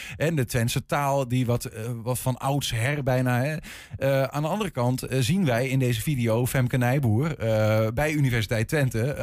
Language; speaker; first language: Dutch; native; Dutch